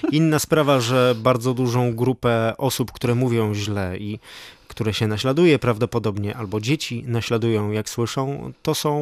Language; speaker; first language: Polish; native; Polish